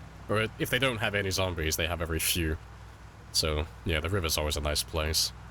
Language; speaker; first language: English; native; English